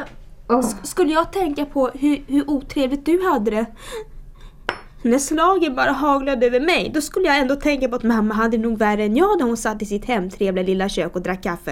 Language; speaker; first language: Swedish; native; Swedish